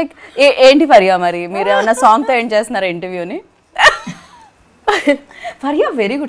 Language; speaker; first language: Telugu; native; Telugu